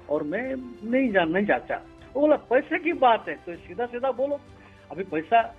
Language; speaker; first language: Hindi; non-native, local second language; Odia